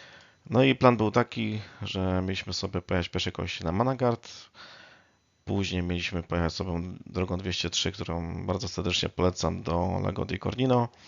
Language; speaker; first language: Polish; native; Polish